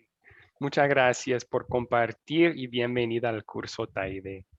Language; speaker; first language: Spanish; non-native, fluent; English